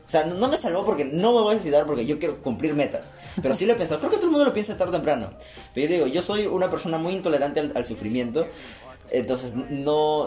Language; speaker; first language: Spanish; native; Spanish